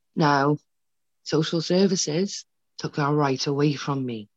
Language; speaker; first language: English; native; English